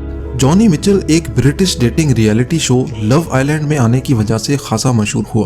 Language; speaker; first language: Urdu; native; Urdu